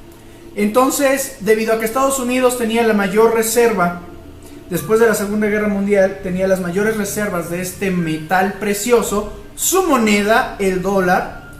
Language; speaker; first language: Spanish; native; Spanish